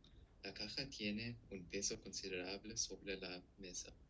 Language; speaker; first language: Spanish; non-native, learner; English